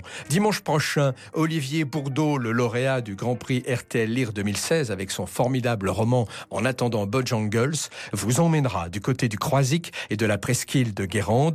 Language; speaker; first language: French; native; French